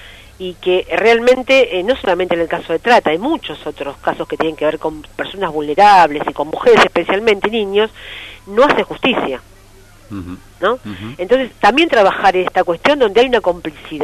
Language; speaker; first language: Spanish; native; Spanish